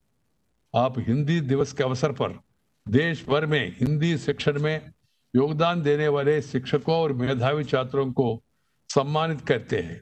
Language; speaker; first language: Hindi; non-native, local second language; Telugu